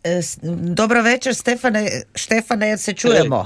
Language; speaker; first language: Croatian; native; Croatian